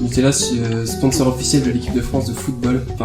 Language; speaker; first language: French; native; French